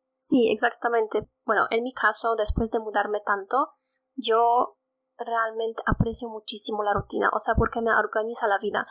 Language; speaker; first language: Spanish; non-native, fluent; Polish